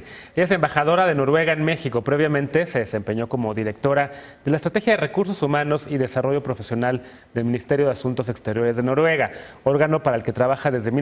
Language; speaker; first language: Spanish; native; Spanish